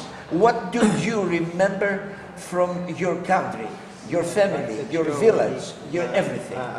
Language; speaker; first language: English; non-native, fluent; Greek